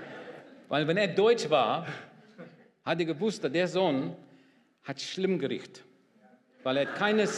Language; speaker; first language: German; non-native, learner; English